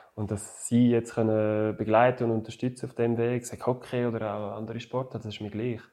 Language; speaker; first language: German; non-native, fluent; French